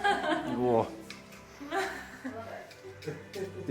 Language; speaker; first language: Spanish; non-native, learner; Dutch